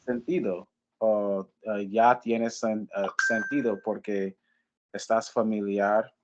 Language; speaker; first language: Spanish; non-native, fluent; English